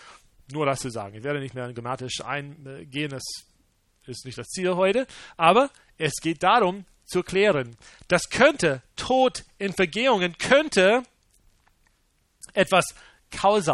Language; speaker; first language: German; non-native, fluent; English